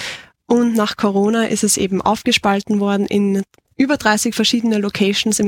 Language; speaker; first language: German; native; German